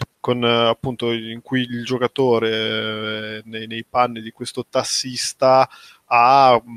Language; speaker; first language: Italian; native; Italian